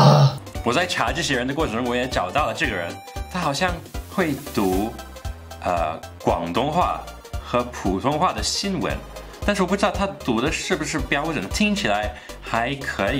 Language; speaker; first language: Chinese; non-native, fluent; English